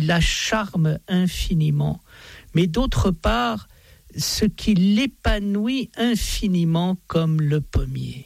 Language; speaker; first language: French; native; French